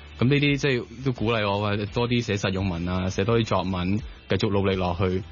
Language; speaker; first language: Cantonese; native; Cantonese